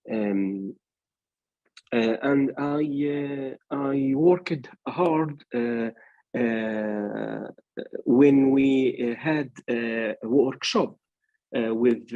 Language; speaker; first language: English; non-native, learner; Arabic